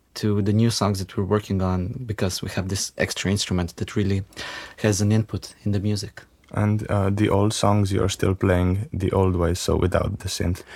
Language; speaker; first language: English; non-native, fluent; Macedonian